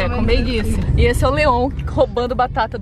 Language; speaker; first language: Portuguese; native; Portuguese